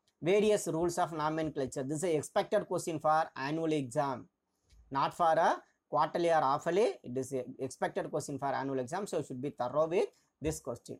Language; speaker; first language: English; non-native, local second language; Tamil